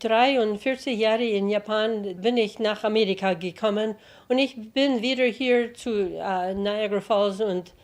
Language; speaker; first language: German; early bilingual, heritage; German